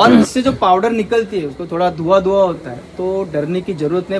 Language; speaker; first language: Hindi; non-native, local second language; Marathi